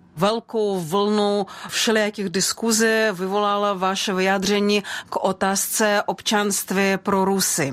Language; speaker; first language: Czech; non-native, fluent; Russian